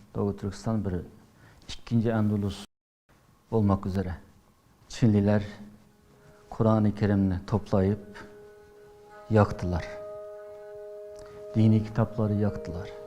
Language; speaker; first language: Turkish; non-native, learner; Uyghur